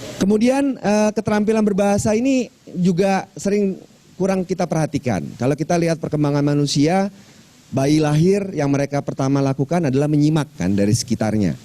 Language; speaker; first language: Indonesian; non-native, local second language; Minangkabau